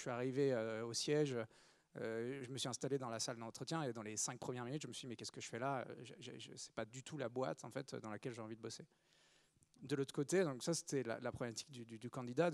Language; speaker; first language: French; native; French